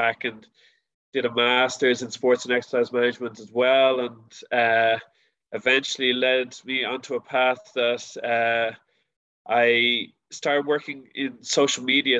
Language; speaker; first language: English; native; English